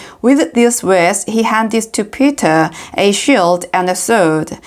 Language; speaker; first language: English; non-native, fluent; Korean